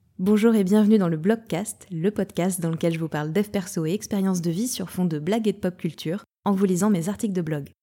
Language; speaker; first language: French; native; French